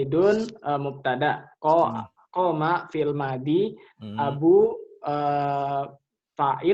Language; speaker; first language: Arabic; non-native, learner; Indonesian